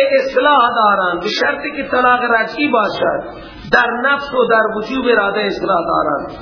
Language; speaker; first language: Persian; native; Persian